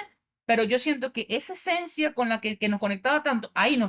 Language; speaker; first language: Spanish; native; Spanish